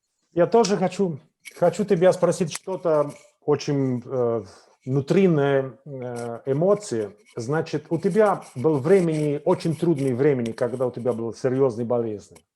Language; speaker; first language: Russian; non-native, fluent; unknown